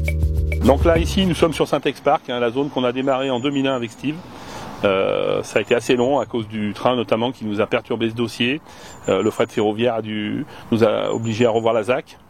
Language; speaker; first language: French; native; French